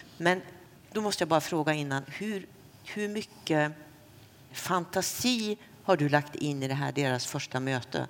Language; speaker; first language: Swedish; native; Swedish